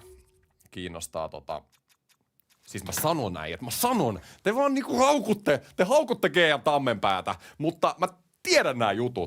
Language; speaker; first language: Finnish; native; Finnish